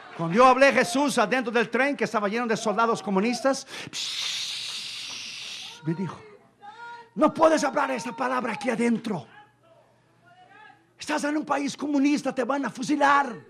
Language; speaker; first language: Spanish; non-native, fluent; Portuguese